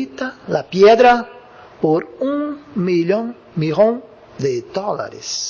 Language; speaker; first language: Spanish; non-native, learner; Portuguese